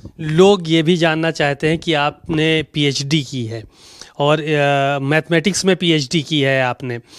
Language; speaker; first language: Hindi; native; Hindi